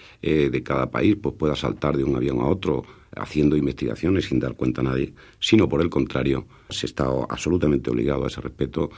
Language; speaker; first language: Spanish; native; Spanish